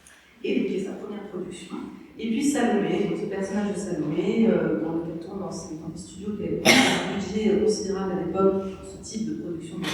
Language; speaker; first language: French; native; French